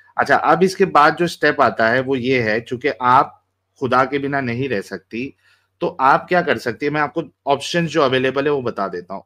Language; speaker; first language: Hindi; native; Hindi